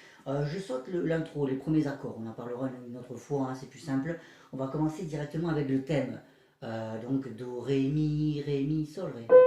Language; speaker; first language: French; native; French